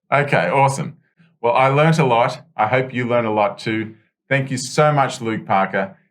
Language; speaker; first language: English; native; English